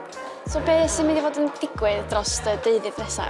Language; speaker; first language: Welsh; native; Welsh